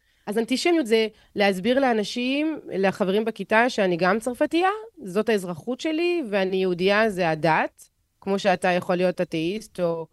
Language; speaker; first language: Hebrew; non-native, fluent; French